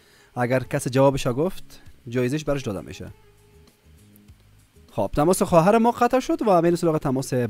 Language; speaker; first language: Persian; native; Persian